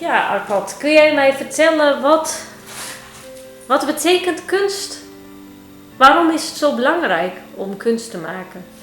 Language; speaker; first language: Dutch; non-native, fluent; Turkish